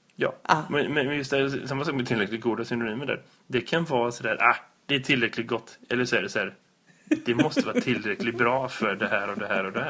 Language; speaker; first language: Swedish; native; Swedish